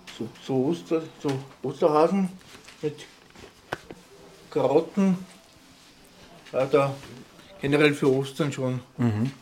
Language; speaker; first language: German; native; German